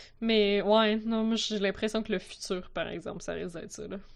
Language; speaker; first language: French; native; French